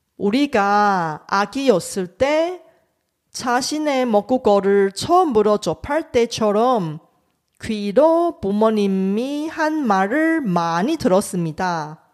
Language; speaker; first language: Korean; non-native, fluent; Chinese